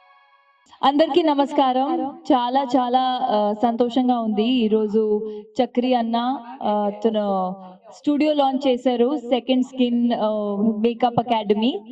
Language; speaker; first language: Telugu; non-native, learner; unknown